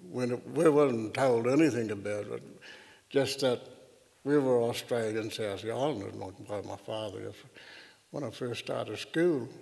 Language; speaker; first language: English; native; English